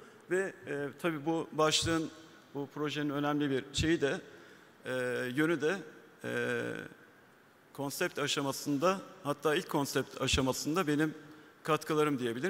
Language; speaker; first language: Turkish; native; Turkish